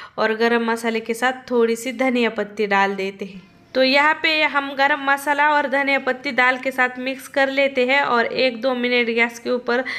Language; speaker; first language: Hindi; non-native, local second language; Marathi